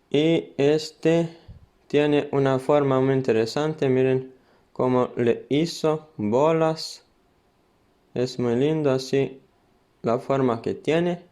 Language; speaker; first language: Spanish; non-native, fluent; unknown